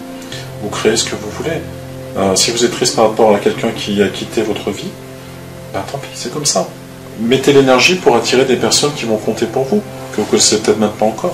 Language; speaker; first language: French; native; French